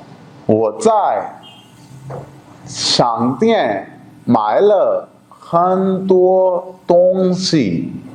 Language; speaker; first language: Chinese; non-native, learner; Urdu